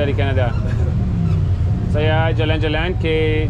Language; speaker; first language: Indonesian; non-native, learner; English